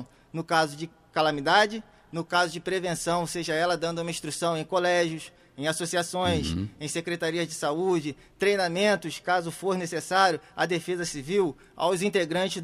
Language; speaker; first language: Portuguese; native; Portuguese